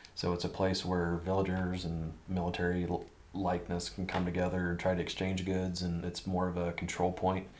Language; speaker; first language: English; native; English